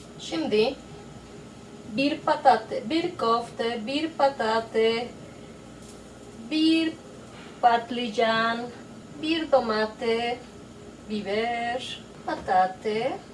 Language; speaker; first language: Turkish; non-native, learner; Spanish